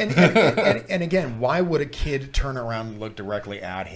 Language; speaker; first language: English; native; English